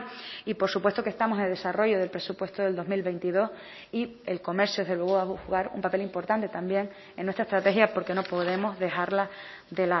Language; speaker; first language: Spanish; native; Spanish